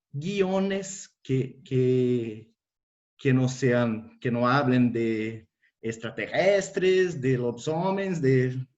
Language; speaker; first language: Spanish; non-native, fluent; Portuguese